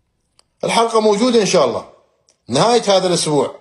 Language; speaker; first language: Arabic; native; Arabic